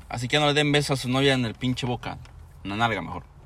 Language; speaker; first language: Spanish; early bilingual, heritage; Spanish